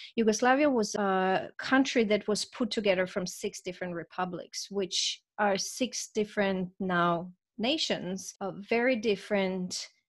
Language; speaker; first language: English; non-native, fluent; Croatian